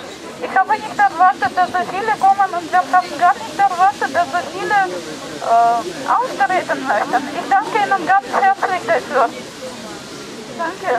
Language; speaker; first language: German; non-native, fluent; Ukrainian